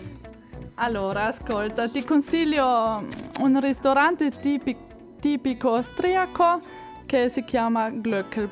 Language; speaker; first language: Italian; non-native, fluent; German